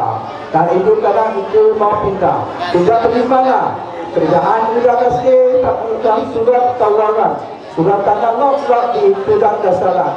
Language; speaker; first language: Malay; non-native, local second language; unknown